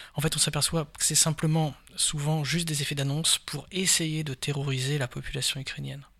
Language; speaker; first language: French; native; French